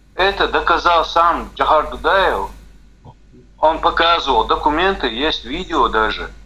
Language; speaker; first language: Russian; non-native, local second language; Chechen